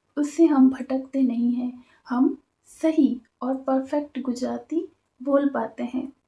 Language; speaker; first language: Hindi; native; Hindi